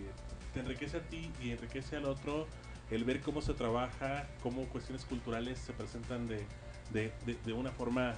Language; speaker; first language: Spanish; native; Spanish